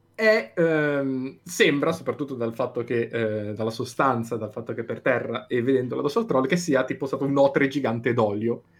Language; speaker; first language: Italian; native; Italian